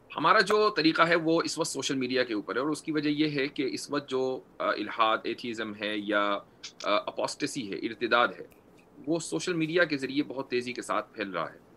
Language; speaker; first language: Urdu; native; Urdu